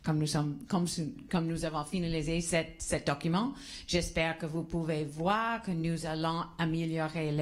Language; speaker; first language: French; non-native, learner; English